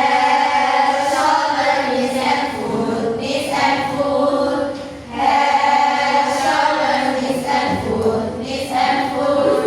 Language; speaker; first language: English; non-native, learner; Indonesian